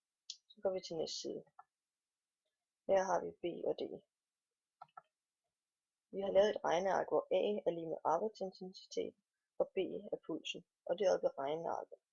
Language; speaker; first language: Danish; native; Danish